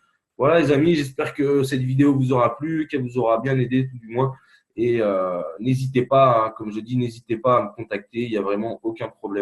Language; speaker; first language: French; native; French